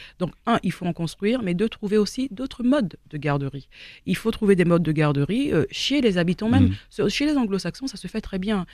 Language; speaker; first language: French; native; French